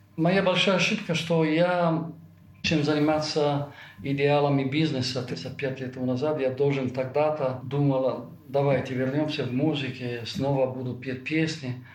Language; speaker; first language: Russian; non-native, fluent; Italian